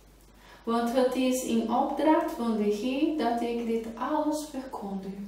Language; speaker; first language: Dutch; non-native, fluent; Portuguese